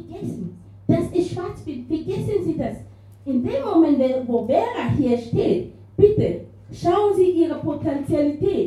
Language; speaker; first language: German; non-native, fluent; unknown